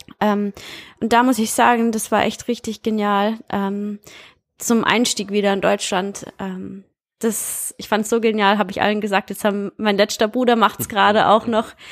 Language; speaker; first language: German; early bilingual, heritage; German